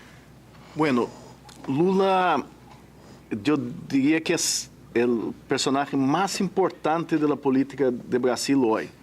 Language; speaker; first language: Spanish; non-native, fluent; Portuguese